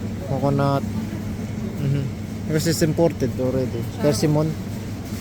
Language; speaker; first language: English; non-native, learner; Filipino